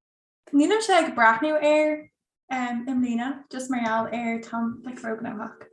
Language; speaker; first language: Irish; non-native, local second language; English